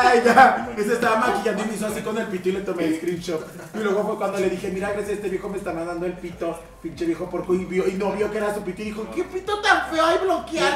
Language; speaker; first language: Spanish; native; Spanish